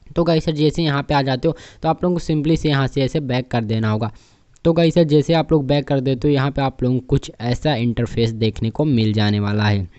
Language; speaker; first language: Hindi; native; Hindi